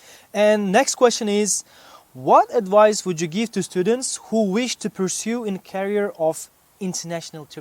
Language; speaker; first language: English; non-native, fluent; Uzbek